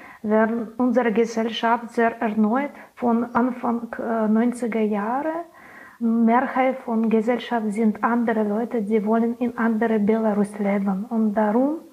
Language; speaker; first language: German; non-native, learner; Belarusian